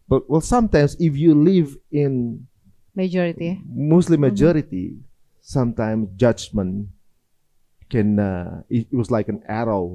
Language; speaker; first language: English; non-native, fluent; Indonesian